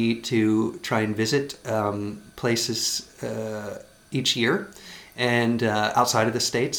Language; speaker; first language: English; native; English